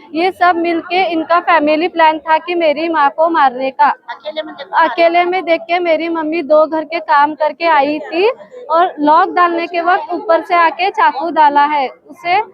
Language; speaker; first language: Hindi; non-native, local second language; Marathi